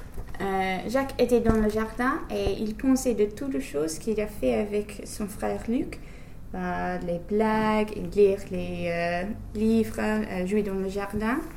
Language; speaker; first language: French; non-native, learner; English